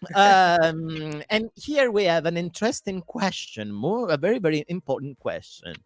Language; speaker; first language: English; non-native, fluent; Italian